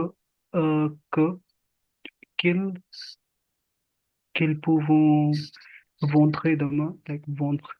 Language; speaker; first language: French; non-native, learner; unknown